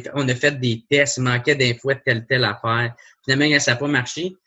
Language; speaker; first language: French; native; French